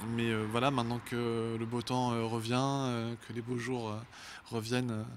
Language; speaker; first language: French; native; French